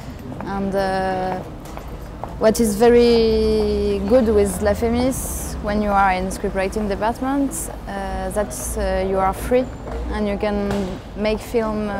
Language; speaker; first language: English; non-native, learner; French